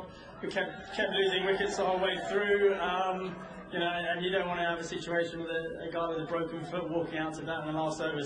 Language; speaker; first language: English; native; English